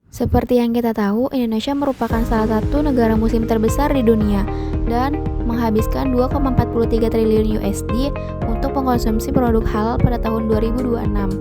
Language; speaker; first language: Indonesian; native; Indonesian